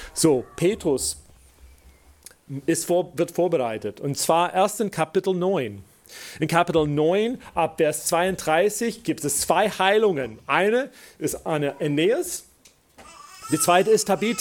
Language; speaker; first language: German; non-native, fluent; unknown